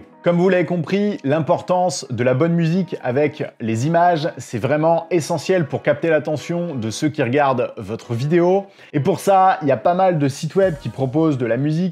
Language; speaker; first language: French; native; French